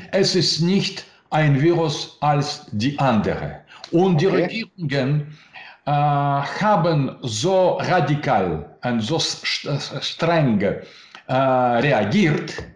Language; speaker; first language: German; non-native, learner; Russian